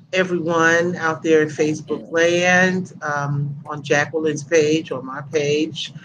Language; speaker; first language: English; native; English